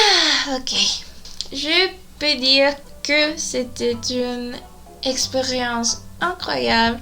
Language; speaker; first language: French; non-native, learner; Spanish